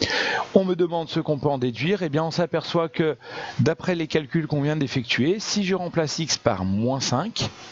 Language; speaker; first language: French; native; French